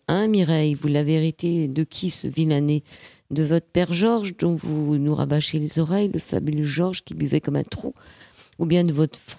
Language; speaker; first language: French; native; French